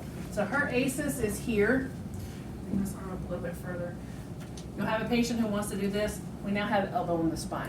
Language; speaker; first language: English; native; English